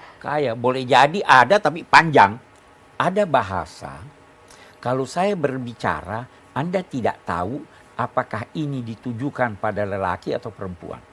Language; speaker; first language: Indonesian; non-native, local second language; Buginese